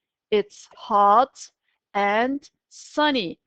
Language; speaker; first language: English; non-native, fluent; Turkish